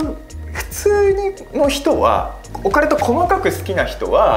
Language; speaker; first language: Japanese; native; Japanese